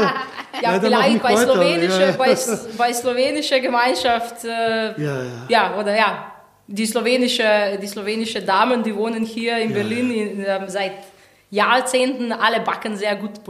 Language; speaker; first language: German; non-native, fluent; Slovenian